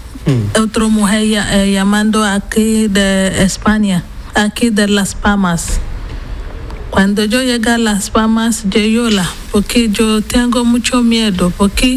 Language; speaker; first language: Spanish; non-native, learner; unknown